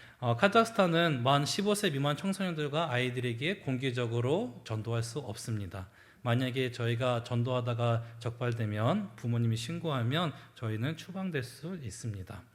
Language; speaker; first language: Korean; early bilingual, heritage; Korean